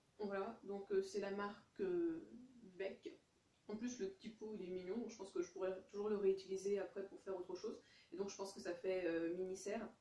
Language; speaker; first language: French; native; French